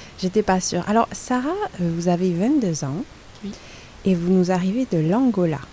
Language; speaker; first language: French; native; French